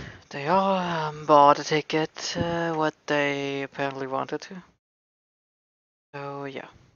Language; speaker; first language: English; non-native, fluent; German